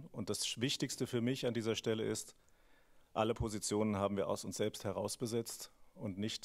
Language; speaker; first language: German; native; German